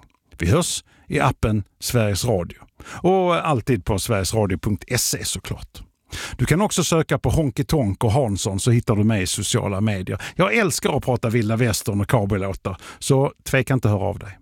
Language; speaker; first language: Swedish; native; Swedish